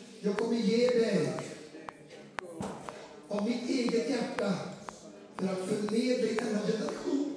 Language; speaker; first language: Swedish; non-native, fluent; Portuguese